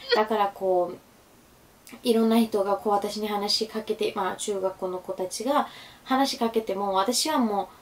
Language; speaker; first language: Japanese; non-native, fluent; Urdu